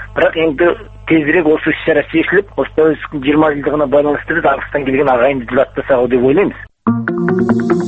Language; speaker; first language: Kazakh; early bilingual, heritage; Kazakh